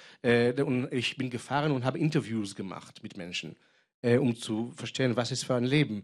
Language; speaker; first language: German; non-native, fluent; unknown